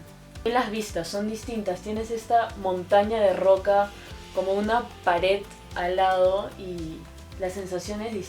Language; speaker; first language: Spanish; native; Spanish